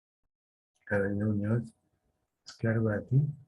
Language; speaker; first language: Spanish; native; Spanish